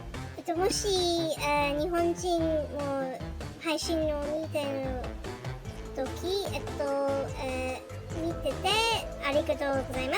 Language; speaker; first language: Japanese; non-native, learner; English